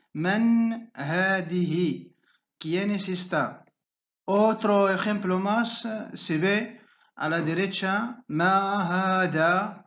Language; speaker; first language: Spanish; non-native, fluent; Arabic